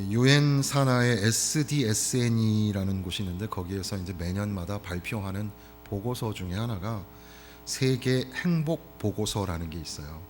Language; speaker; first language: Korean; native; Korean